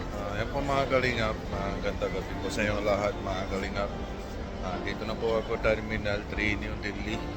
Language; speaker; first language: Filipino; non-native, learner; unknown